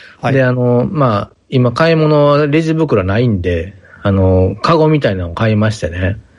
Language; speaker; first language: Japanese; native; Japanese